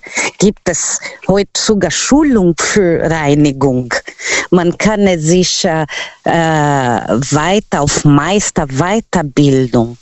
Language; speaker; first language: German; non-native, learner; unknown